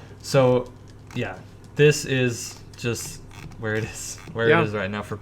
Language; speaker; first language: English; native; English